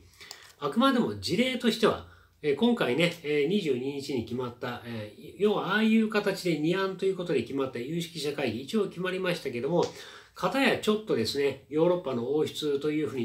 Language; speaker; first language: Japanese; native; Japanese